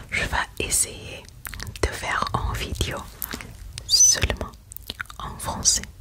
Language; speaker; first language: French; non-native, learner; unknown